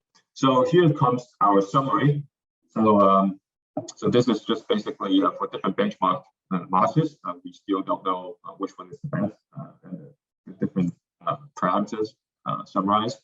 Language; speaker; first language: English; non-native, fluent; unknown